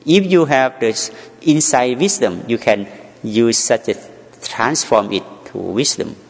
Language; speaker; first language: English; non-native, learner; Thai